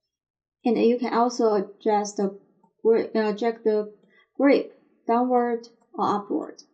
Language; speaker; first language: English; non-native, fluent; Chinese